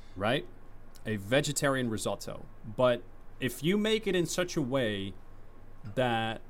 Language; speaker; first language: English; non-native, fluent; Dutch